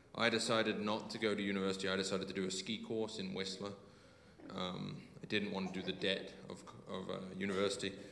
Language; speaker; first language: English; native; English